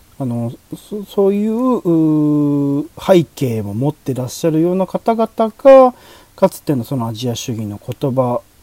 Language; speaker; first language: Japanese; native; Japanese